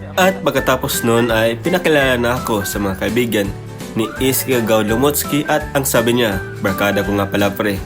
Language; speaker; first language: Filipino; non-native, local second language; Cebuano